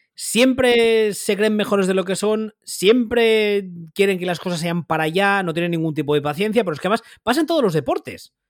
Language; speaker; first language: Spanish; native; Spanish